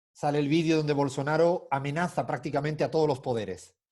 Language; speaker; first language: Spanish; native; Spanish